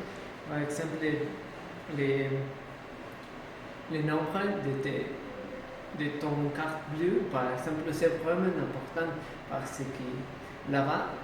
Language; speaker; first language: French; non-native, learner; Spanish